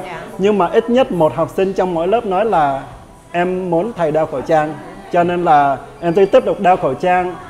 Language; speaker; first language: Vietnamese; early bilingual, heritage; Vietnamese